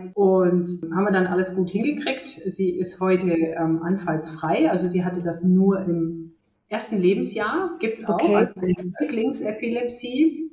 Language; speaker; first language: German; native; German